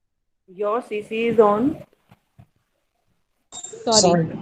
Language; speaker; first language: English; non-native, learner; Hindi